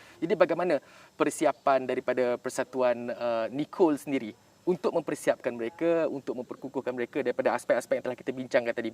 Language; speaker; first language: Malay; native; Malay